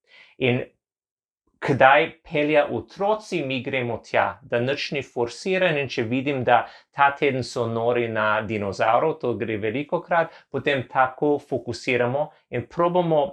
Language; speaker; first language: Slovenian; non-native, learner; English